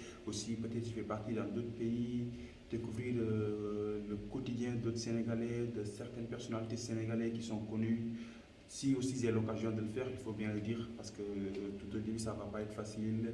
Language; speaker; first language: French; non-native, local second language; Wolof